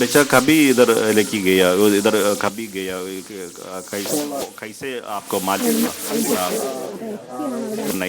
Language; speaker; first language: Hindi; non-native, local second language; Malayalam